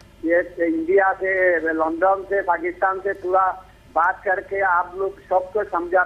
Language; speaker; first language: Hindi; non-native, learner; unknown